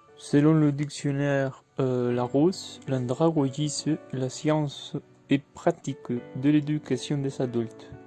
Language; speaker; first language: French; non-native, fluent; Spanish